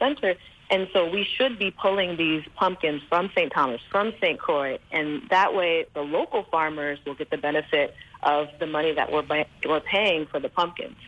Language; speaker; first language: English; native; English